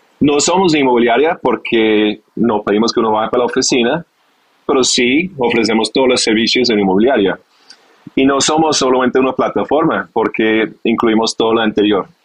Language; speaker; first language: Spanish; non-native, fluent; English